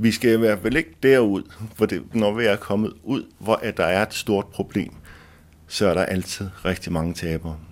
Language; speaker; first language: Danish; native; Danish